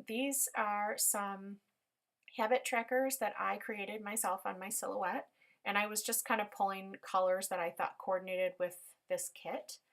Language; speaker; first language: English; native; English